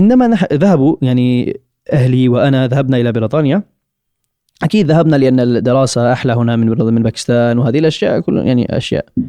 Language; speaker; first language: Arabic; non-native, fluent; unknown